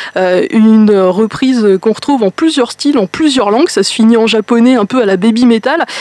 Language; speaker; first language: French; native; French